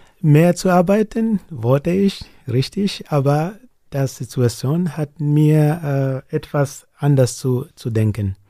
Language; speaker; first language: German; non-native, learner; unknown